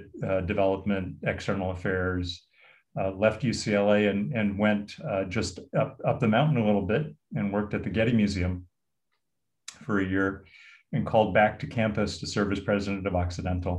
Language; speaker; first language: English; native; English